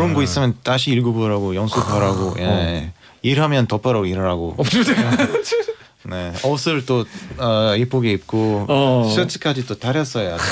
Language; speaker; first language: Korean; non-native, fluent; Bulgarian